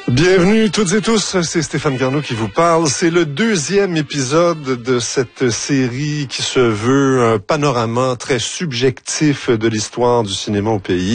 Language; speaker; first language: French; native; French